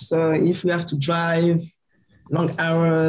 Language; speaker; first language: English; non-native, fluent; French